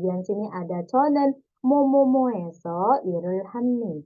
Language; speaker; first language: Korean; non-native, fluent; Indonesian